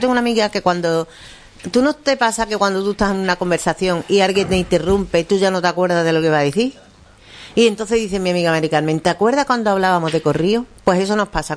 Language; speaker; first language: Spanish; native; Spanish